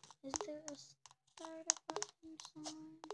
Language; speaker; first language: English; native; English